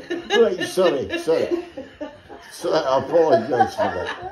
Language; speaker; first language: English; native; English